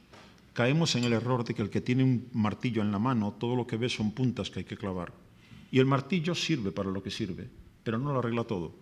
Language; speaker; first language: Spanish; native; Spanish